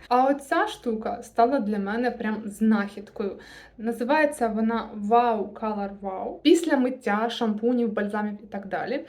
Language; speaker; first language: Ukrainian; non-native, local second language; Russian